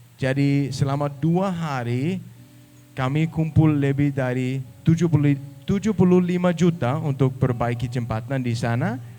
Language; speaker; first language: Indonesian; non-native, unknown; Danish